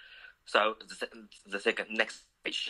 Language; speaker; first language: English; non-native, fluent; Japanese